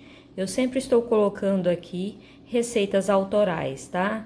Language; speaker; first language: Portuguese; native; Portuguese